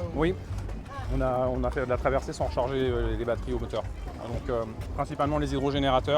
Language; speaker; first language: French; native; French